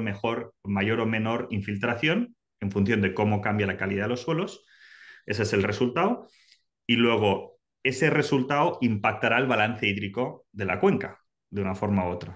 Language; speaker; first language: Spanish; native; Spanish